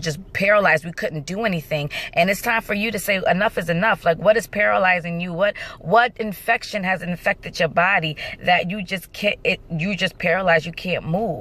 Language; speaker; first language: English; native; English